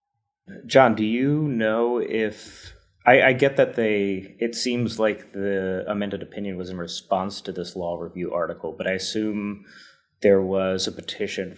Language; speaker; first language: English; native; English